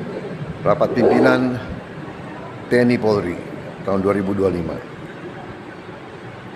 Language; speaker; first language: Indonesian; native; Indonesian